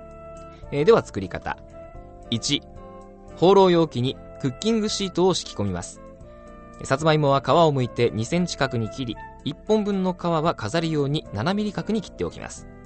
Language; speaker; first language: Japanese; native; Japanese